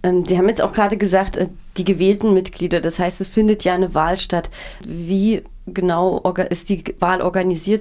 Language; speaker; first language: German; native; German